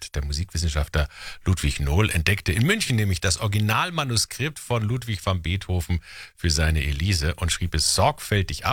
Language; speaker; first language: German; native; German